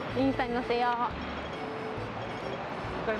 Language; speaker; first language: Japanese; native; Japanese